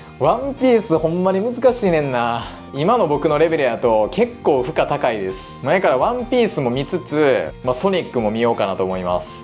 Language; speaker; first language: Japanese; native; Japanese